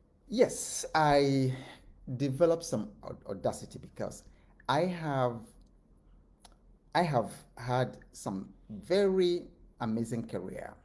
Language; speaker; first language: English; non-native, local second language; Igbo